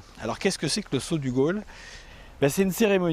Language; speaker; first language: French; native; French